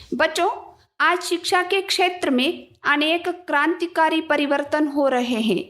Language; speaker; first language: Hindi; non-native, local second language; Kannada